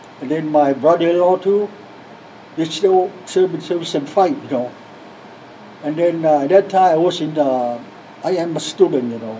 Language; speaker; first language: English; non-native, learner; Lao